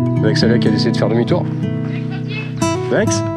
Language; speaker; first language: French; native; French